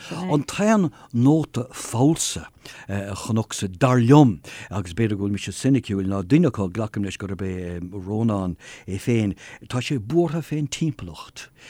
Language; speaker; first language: Irish; non-native, local second language; English